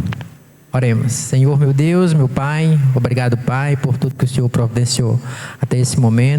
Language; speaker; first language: Portuguese; native; Portuguese